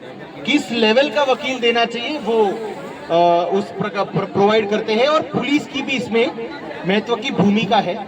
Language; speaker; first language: Hindi; native; Hindi